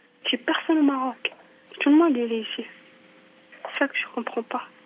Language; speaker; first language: French; non-native, fluent; Arabic